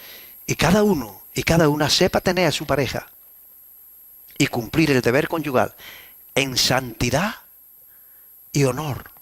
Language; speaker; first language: Spanish; native; Spanish